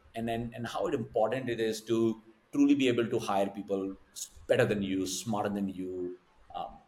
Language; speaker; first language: English; non-native, local second language; Hindi